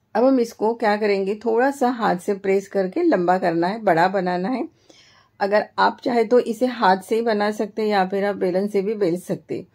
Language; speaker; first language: Hindi; non-native, local second language; Marathi